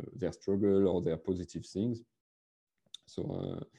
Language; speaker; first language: English; non-native, fluent; French